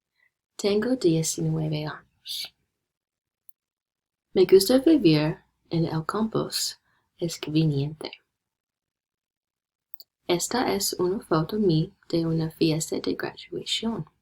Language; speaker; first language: Spanish; non-native, learner; English